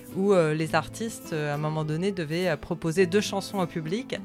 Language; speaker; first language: French; early bilingual, other home language; Arabic